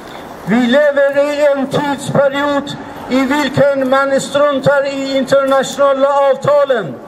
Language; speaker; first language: Swedish; non-native, fluent; Azerbaijani